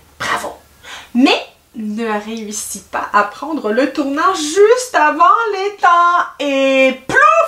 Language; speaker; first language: French; native; French